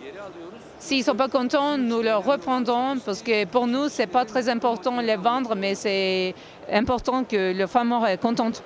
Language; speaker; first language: French; non-native, learner; Turkish